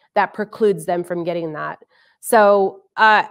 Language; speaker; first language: English; native; English